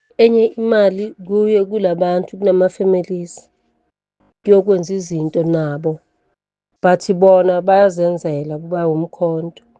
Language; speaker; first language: Zulu; native; Zulu